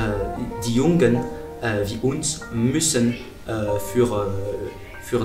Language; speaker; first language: German; non-native, learner; French